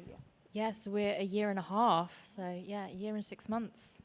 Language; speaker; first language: English; native; English